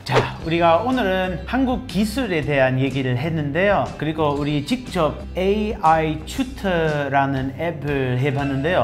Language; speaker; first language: Korean; non-native, fluent; English